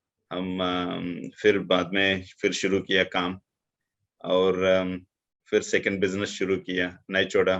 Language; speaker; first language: Hindi; non-native, local second language; Telugu